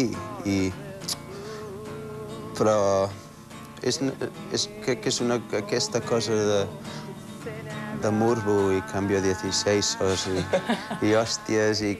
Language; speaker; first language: Catalan; early bilingual, heritage; Catalan